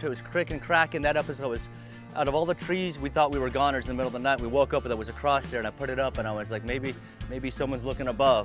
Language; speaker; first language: English; native; English